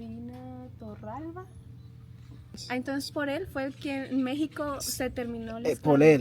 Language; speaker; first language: Spanish; native; Spanish